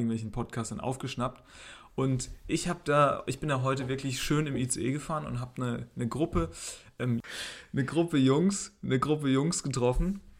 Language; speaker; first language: German; native; German